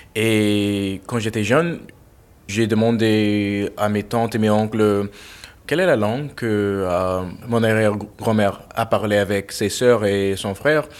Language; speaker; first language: French; non-native, fluent; English